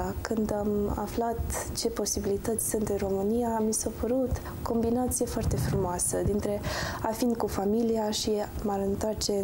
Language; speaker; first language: Romanian; early bilingual, heritage; Romanian